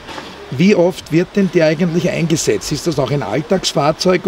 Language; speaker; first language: German; native; German